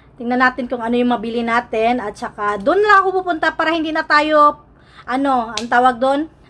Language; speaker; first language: Filipino; non-native, local second language; Cebuano